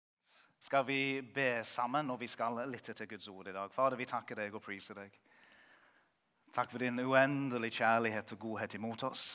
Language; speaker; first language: Norwegian; non-native, fluent; English